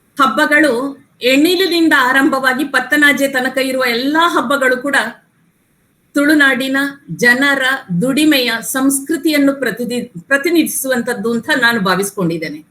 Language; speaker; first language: Kannada; non-native, local second language; Tulu